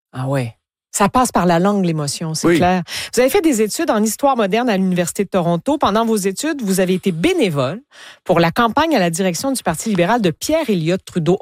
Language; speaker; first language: French; native; French